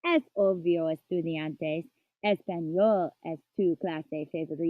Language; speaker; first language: Spanish; non-native, learner; English